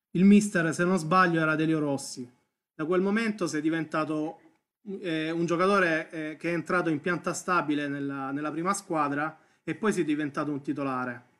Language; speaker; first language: Italian; native; Italian